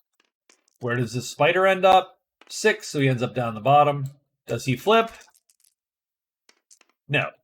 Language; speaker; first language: English; native; English